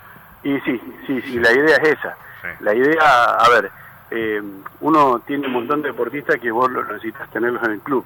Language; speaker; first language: Spanish; native; Spanish